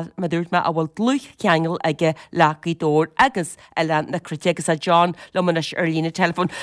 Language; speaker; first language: Irish; native; Irish